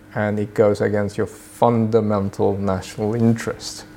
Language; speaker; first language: English; early bilingual, other home language; Swedish